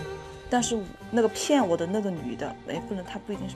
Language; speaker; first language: Chinese; native; Chinese